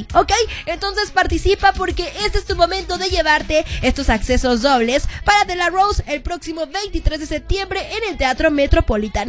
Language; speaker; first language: Spanish; native; Spanish